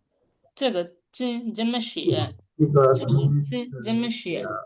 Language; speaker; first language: Chinese; non-native, fluent; Bangla